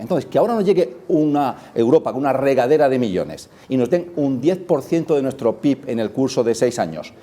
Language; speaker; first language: Spanish; native; Spanish